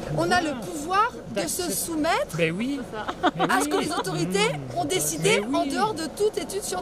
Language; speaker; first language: French; native; French